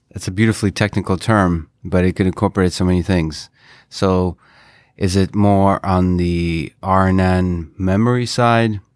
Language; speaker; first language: English; non-native, fluent; Russian